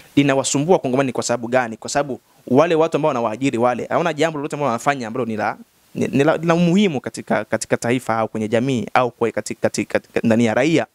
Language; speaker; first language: Swahili; native; Swahili